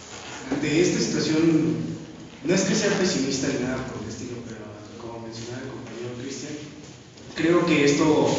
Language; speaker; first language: Spanish; native; Spanish